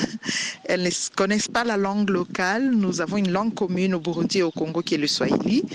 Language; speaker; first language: French; non-native, local second language; Swahili